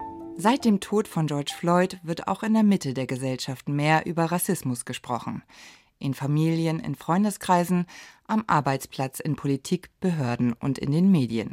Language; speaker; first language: German; native; German